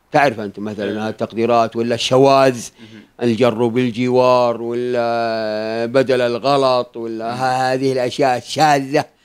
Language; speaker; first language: Arabic; native; Arabic